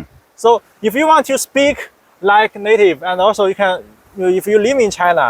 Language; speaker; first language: English; non-native, fluent; Chinese